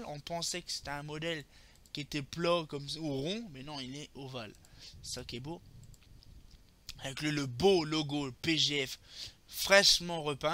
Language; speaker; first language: French; native; French